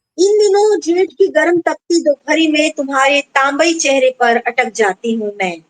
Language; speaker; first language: Hindi; non-native, local second language; Bangla